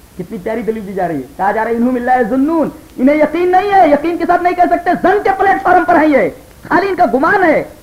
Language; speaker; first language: Urdu; native; Urdu